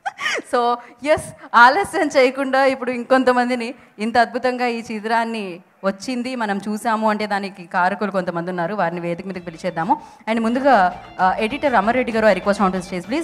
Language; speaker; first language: Telugu; native; Telugu